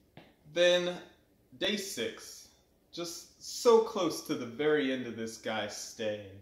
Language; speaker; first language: English; native; English